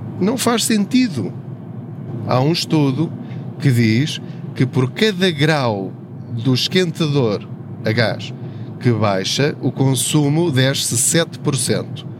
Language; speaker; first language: Portuguese; native; Portuguese